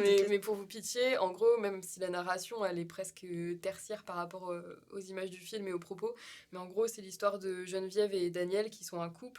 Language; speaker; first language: French; native; French